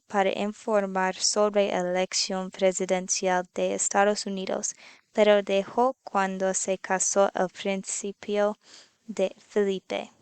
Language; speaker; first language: Spanish; non-native, learner; English